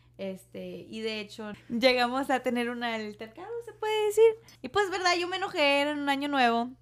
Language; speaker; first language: Spanish; early bilingual, heritage; Spanish